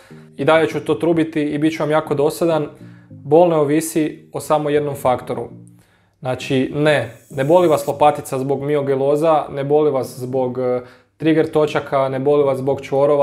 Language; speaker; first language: Croatian; native; Croatian